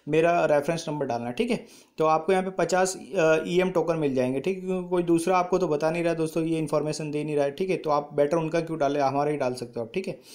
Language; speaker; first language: Hindi; native; Hindi